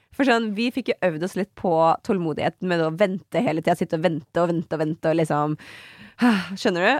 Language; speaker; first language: Norwegian; native; Norwegian